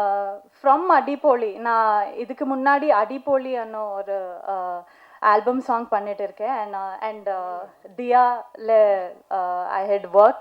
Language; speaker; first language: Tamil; non-native, learner; Kannada